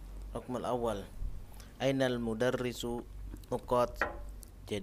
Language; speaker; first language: Arabic; non-native, learner; Indonesian